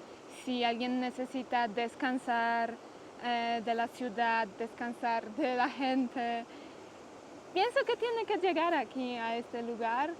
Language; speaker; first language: Spanish; non-native, learner; Polish